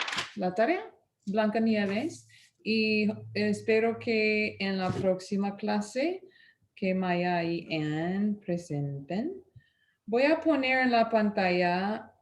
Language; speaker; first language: Spanish; non-native, fluent; English